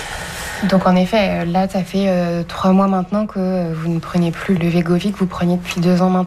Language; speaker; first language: French; native; French